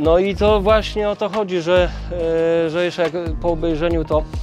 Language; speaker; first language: Polish; native; Polish